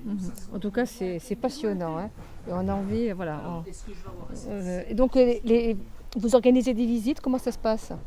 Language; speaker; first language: French; native; French